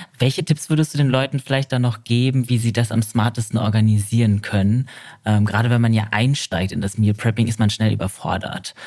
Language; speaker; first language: German; native; German